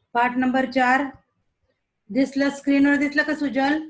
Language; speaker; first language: Hindi; non-native, local second language; Marathi